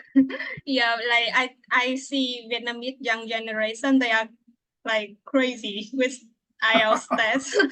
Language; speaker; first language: English; non-native, fluent; Vietnamese